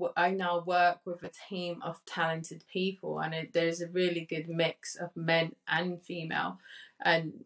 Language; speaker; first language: English; early bilingual, other home language; Spanish